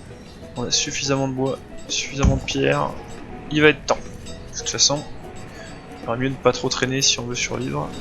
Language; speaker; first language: French; native; French